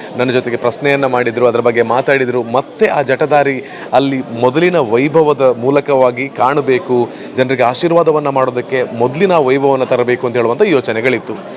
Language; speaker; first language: Kannada; native; Kannada